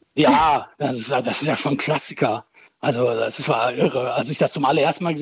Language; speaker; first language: German; early bilingual, other home language; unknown